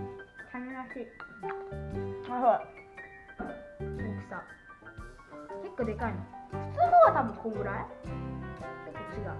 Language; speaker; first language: Japanese; early bilingual, heritage; Japanese